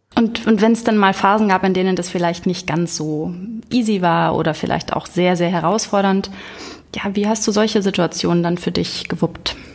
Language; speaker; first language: German; native; German